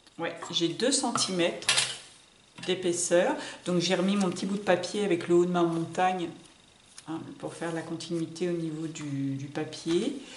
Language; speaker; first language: French; native; French